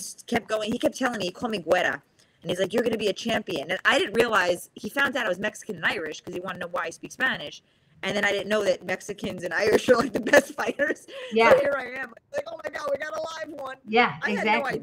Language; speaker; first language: English; native; English